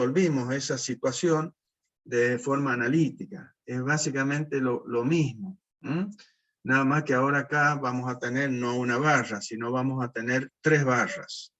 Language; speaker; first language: Spanish; native; Spanish